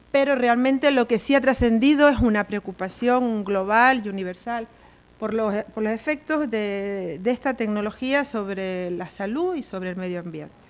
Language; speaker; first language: Spanish; native; Spanish